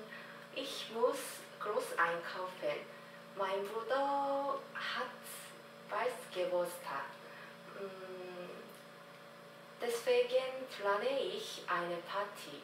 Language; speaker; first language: German; non-native, learner; Korean